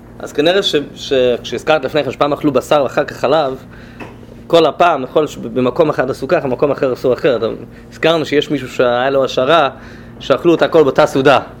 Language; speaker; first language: Hebrew; non-native, fluent; English